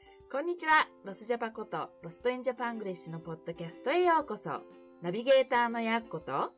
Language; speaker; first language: Japanese; early bilingual, heritage; Japanese